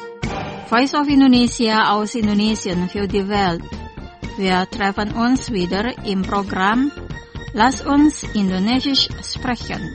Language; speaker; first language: German; non-native, fluent; Indonesian